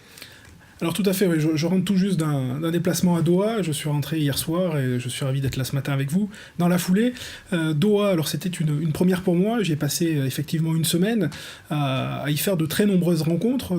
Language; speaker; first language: French; native; French